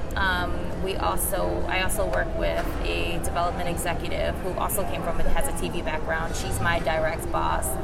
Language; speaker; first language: English; native; English